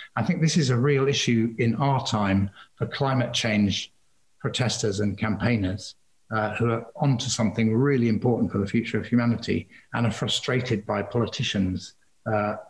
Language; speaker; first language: English; native; English